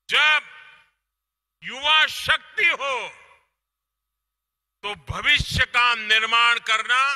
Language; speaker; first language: Hindi; non-native, local second language; Gujarati